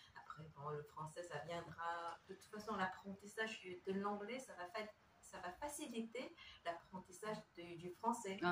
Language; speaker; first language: French; non-native, fluent; Korean